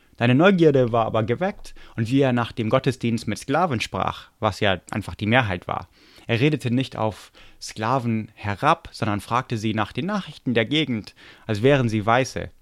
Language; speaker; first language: German; non-native, fluent; English